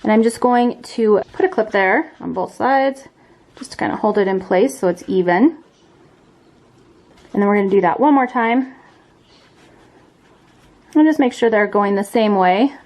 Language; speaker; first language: English; native; English